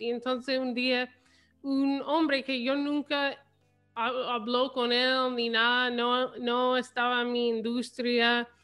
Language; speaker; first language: Spanish; early bilingual, heritage; English